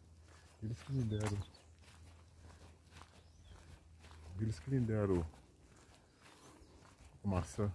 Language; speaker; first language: Portuguese; native; Portuguese